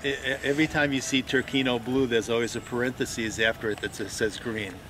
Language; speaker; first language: English; native; English